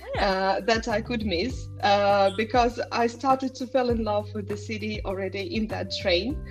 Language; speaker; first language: English; non-native, fluent; Estonian